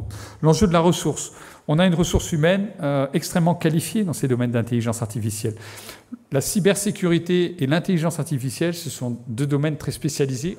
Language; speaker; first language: French; native; French